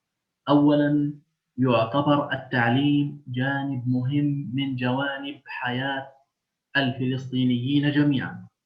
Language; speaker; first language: Arabic; native; Arabic